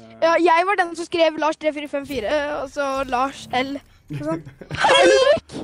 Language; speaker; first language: Norwegian; native; Norwegian